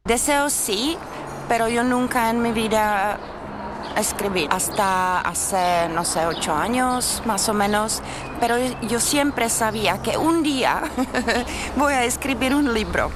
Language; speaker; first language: Spanish; non-native, learner; Czech